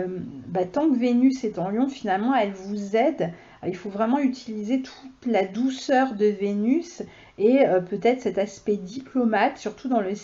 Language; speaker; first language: French; native; French